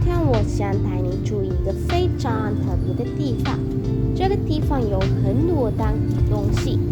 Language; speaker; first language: Chinese; non-native, learner; Sinhala